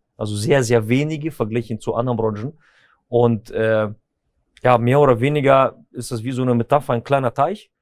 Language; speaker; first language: German; early bilingual, other home language; Russian